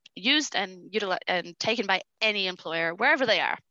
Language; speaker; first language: English; early bilingual, other home language; Portuguese